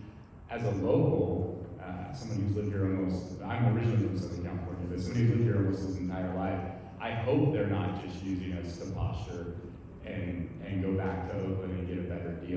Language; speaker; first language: English; native; English